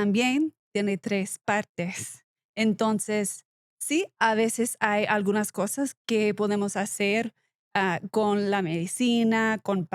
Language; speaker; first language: Spanish; non-native, learner; English